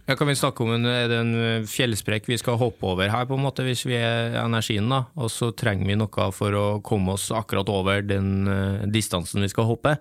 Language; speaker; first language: Norwegian; native; Norwegian